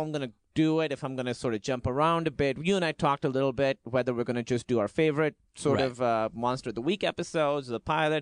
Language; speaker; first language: English; non-native, local second language; Urdu